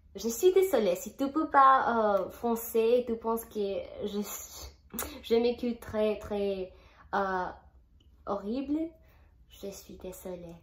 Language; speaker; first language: French; non-native, learner; Spanish